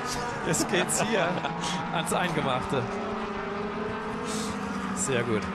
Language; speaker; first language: German; native; German